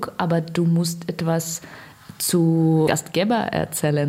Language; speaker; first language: German; non-native, learner; Russian